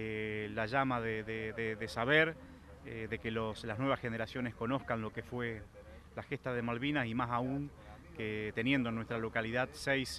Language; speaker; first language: Spanish; native; Spanish